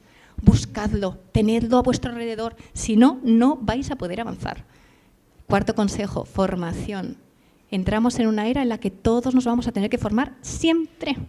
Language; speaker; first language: Spanish; native; Spanish